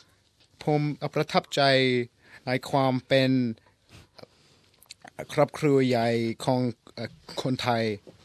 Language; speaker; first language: Thai; early bilingual, heritage; English